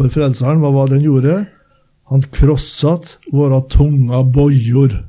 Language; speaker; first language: Norwegian; native; Norwegian